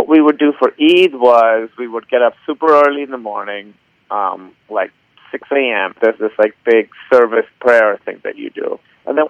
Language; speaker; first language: English; non-native, local second language; Urdu